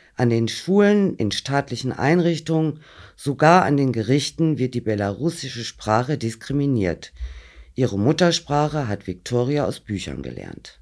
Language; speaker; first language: German; native; German